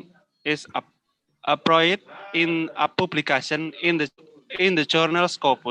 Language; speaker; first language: English; non-native, learner; Indonesian